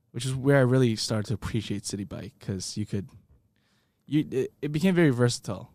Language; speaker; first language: English; non-native, fluent; Chinese